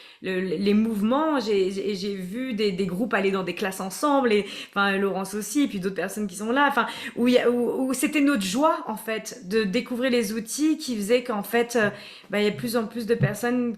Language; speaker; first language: French; native; French